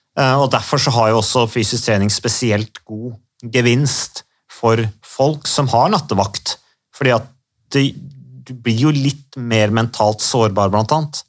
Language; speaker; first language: Norwegian; native; Norwegian